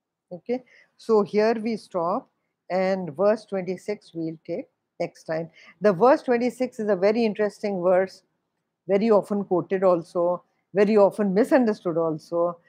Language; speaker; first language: English; non-native, local second language; Hindi